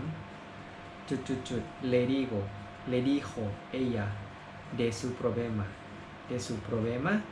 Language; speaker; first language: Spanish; non-native, learner; Thai